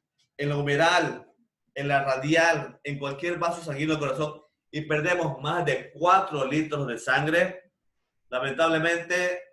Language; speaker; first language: Spanish; native; Spanish